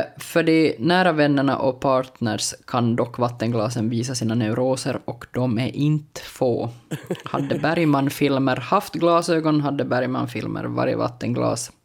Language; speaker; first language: Swedish; native; Swedish